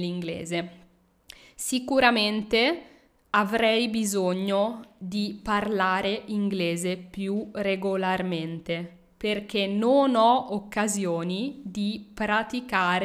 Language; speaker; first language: Italian; native; Italian